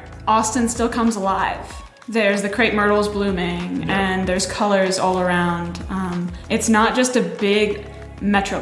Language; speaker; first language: English; native; English